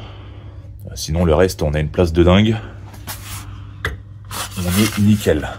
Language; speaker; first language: French; native; French